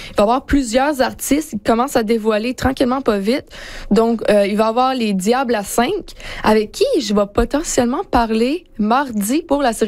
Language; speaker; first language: French; native; French